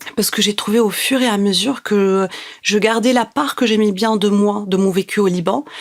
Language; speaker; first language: French; non-native, local second language; Arabic